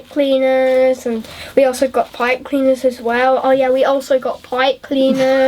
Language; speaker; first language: English; native; English